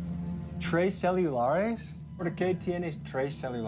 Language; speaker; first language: Spanish; non-native, learner; English